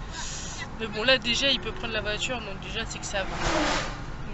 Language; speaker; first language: French; native; French